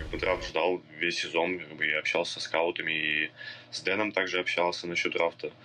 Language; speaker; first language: Russian; native; Russian